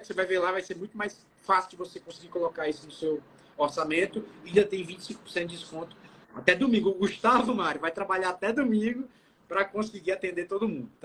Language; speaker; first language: Portuguese; native; Portuguese